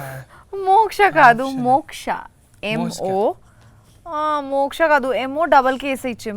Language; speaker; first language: Telugu; non-native, learner; Bangla